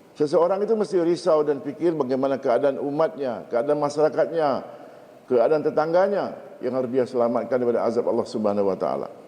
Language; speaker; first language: Malay; native; Malay